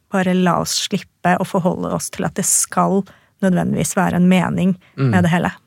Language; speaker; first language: Norwegian; early bilingual, other home language; Persian